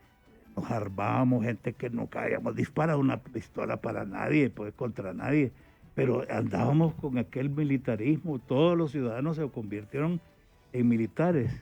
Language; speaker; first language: Spanish; native; Spanish